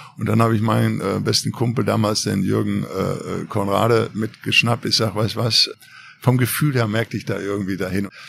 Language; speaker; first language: German; native; German